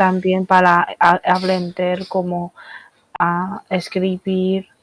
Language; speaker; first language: Spanish; non-native, fluent; Chinese